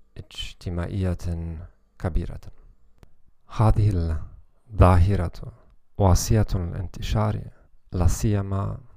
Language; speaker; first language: Arabic; non-native, learner; German